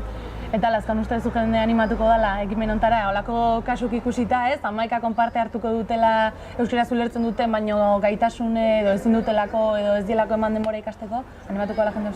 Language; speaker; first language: Basque; native; Basque